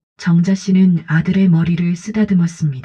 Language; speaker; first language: Korean; native; Korean